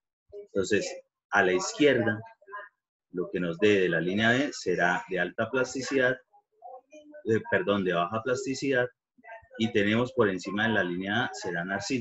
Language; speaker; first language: Spanish; native; Spanish